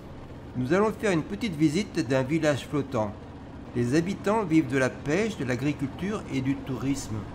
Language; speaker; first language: French; native; French